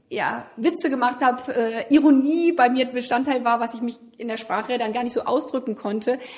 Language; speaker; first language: German; native; German